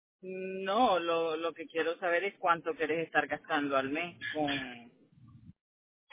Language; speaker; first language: Spanish; native; Spanish